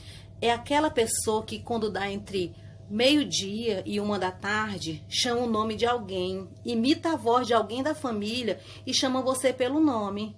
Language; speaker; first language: Portuguese; native; Portuguese